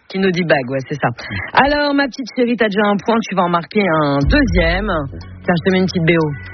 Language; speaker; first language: French; native; French